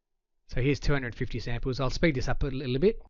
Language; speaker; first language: English; native; English